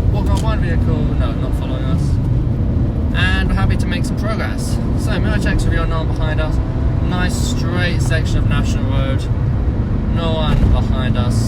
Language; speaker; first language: English; native; English